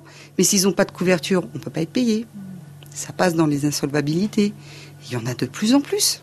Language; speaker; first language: French; native; French